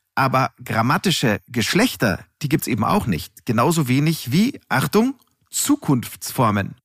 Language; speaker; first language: German; native; German